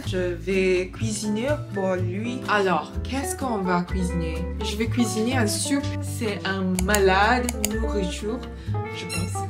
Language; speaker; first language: French; non-native, learner; English